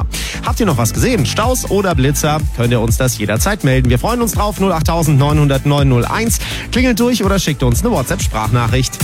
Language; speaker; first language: German; native; German